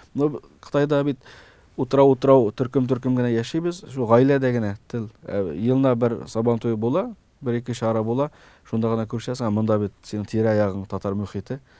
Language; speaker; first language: Tatar; early bilingual, heritage; Tatar